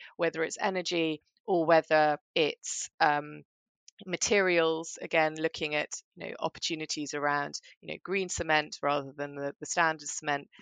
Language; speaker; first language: English; early bilingual, other home language; German